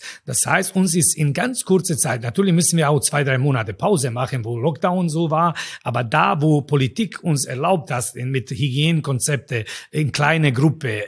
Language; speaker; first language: German; non-native, fluent; Croatian